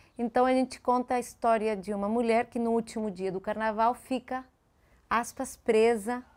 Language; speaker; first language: Portuguese; early bilingual, heritage; Spanish